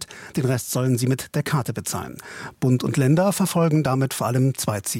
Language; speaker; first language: German; native; German